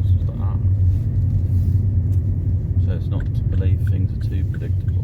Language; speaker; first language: English; native; English